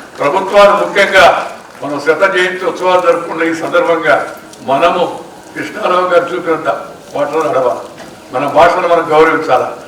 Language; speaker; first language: Telugu; native; Telugu